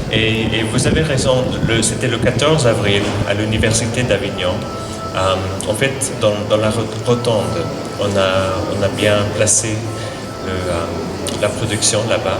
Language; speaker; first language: French; non-native, fluent; English